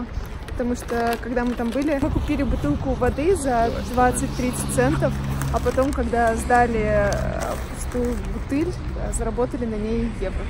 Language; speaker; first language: Russian; native; Russian